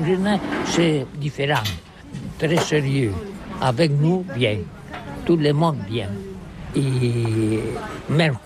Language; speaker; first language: French; non-native, learner; Catalan